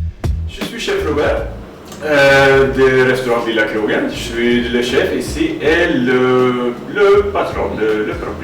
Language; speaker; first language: French; non-native, fluent; Swedish